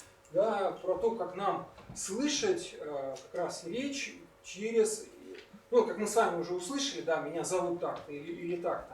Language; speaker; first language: Russian; native; Russian